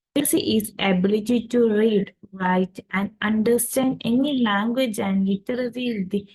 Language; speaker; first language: English; non-native, local second language; Malayalam